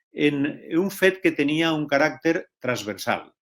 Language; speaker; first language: Catalan; non-native, local second language; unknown